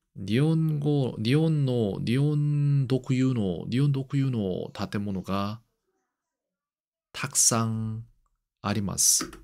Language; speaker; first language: Japanese; non-native, learner; Korean